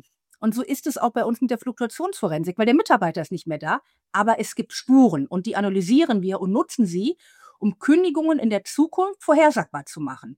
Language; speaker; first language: German; native; German